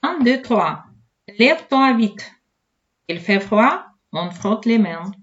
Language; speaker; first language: French; non-native, fluent; Ukrainian